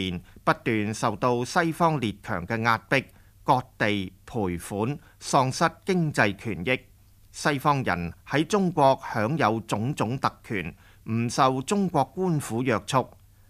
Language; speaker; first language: Chinese; non-native, local second language; Cantonese